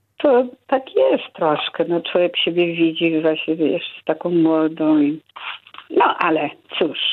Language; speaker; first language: Polish; early bilingual, heritage; Polish